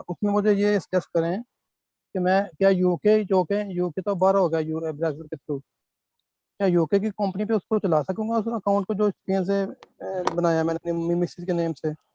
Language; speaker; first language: Urdu; non-native, local second language; Punjabi